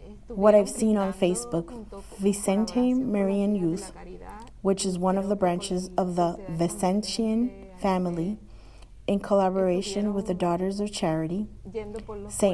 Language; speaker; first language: English; non-native, local second language; Spanish